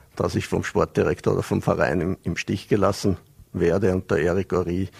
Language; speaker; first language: German; native; German